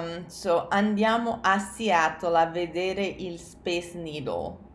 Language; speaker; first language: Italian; non-native, fluent; English